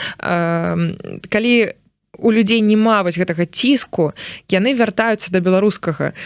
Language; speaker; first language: Belarusian; native; Belarusian